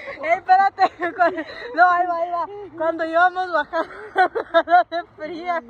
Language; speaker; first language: Spanish; early bilingual, other home language; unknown